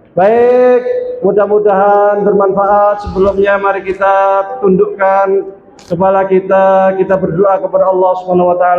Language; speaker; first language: Indonesian; native; Indonesian